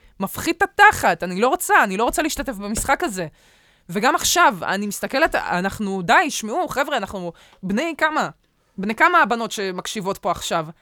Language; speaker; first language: Hebrew; native; Hebrew